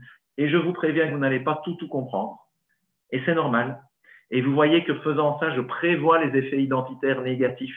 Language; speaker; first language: French; native; French